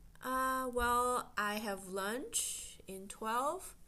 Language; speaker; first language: English; non-native, fluent; Chinese